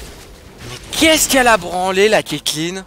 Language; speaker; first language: French; native; French